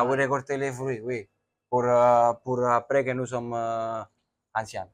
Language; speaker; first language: French; non-native, learner; Italian